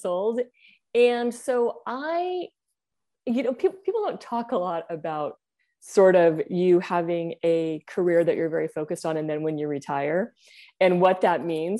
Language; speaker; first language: English; native; English